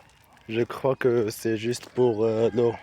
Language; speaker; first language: French; non-native, learner; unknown